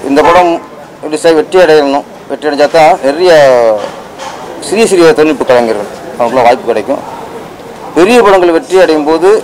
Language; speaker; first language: Tamil; native; Tamil